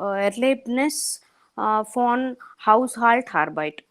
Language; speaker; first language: German; non-native, learner; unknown